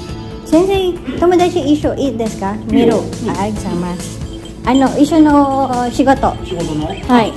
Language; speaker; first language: Japanese; non-native, learner; Filipino